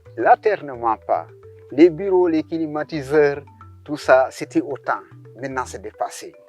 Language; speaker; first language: French; non-native, local second language; Serer